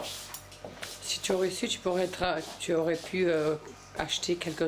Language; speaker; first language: French; non-native, fluent; English